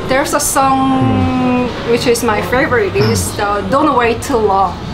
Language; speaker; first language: English; non-native, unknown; Korean